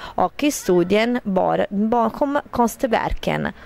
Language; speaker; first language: Swedish; non-native, fluent; Italian